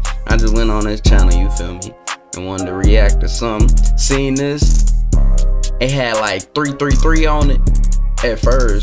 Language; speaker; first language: English; native; English